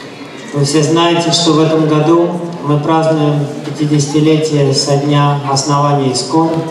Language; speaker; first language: Russian; native; Russian